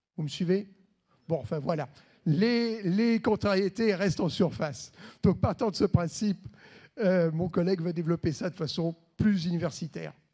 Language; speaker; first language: French; native; French